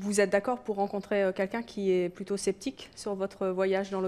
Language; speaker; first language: French; native; French